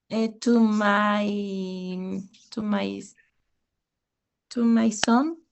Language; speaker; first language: English; non-native, learner; Spanish